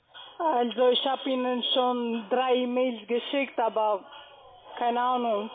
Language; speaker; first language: German; non-native, fluent; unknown